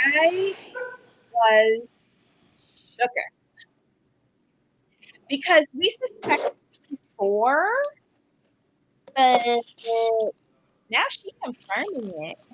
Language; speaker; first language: English; native; English